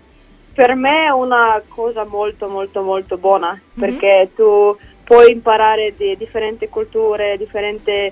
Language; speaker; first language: Italian; non-native, learner; Slovenian